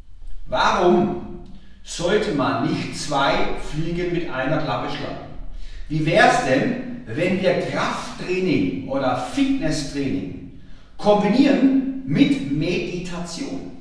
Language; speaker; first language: German; native; German